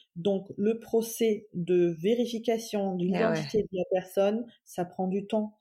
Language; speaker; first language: French; non-native, fluent; German